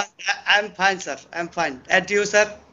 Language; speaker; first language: English; non-native, learner; Bangla